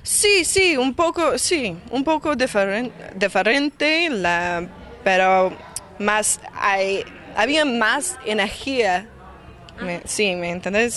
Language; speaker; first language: Spanish; non-native, learner; English